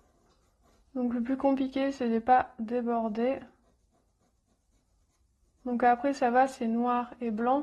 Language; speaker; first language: French; native; French